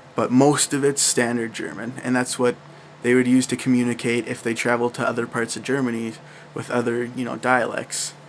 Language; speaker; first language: English; early bilingual, other home language; German